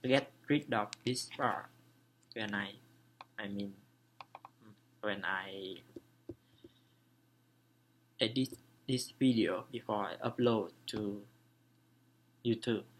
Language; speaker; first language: English; non-native, learner; Vietnamese